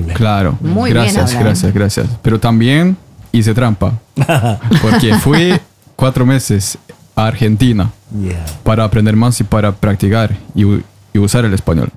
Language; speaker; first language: Spanish; non-native, fluent; Norwegian